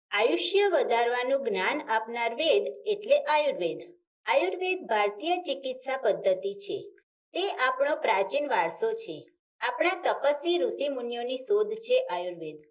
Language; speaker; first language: Gujarati; native; Gujarati